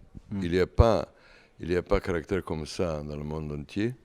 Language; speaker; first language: French; non-native, learner; Serbian